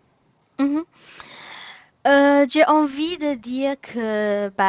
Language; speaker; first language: French; non-native, fluent; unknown